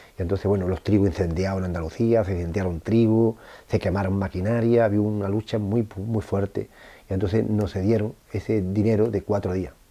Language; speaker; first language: Spanish; native; Spanish